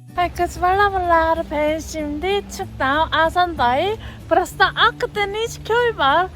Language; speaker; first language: Turkish; non-native, learner; Korean